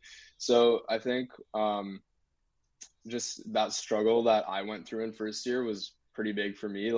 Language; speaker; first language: English; native; English